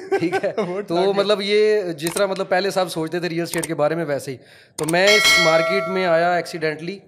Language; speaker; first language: Urdu; non-native, local second language; Punjabi